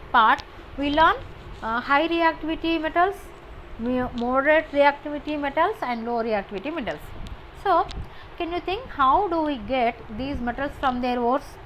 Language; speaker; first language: English; non-native, local second language; Telugu